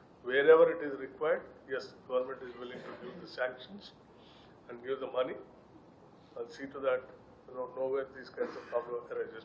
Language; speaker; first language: English; non-native, local second language; Telugu